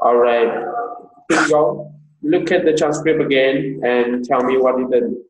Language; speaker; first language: English; non-native, fluent; Vietnamese